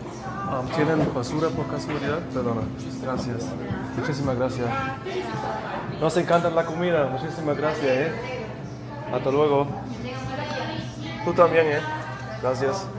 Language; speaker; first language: Spanish; non-native, fluent; German